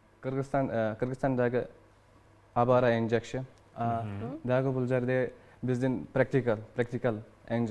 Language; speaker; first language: Kyrgyz; non-native, learner; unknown